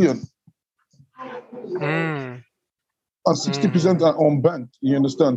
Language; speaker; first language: English; non-native, local second language; Yoruba